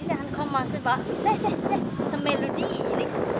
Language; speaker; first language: Swedish; non-native, learner; Thai